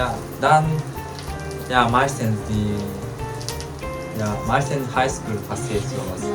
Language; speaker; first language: German; non-native, learner; Japanese